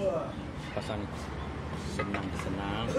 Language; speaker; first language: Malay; non-native, local second language; Chinese